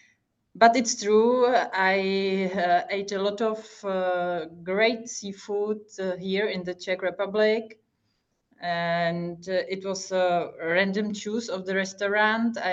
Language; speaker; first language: English; non-native, fluent; Hungarian